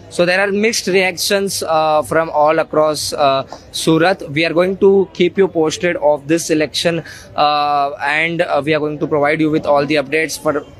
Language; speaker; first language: English; non-native, local second language; Hindi